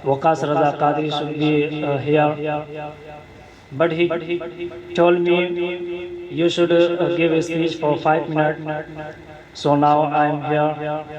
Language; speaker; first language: English; non-native, learner; Urdu